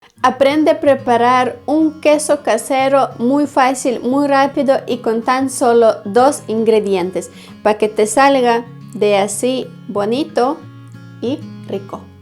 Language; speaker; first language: Spanish; non-native, fluent; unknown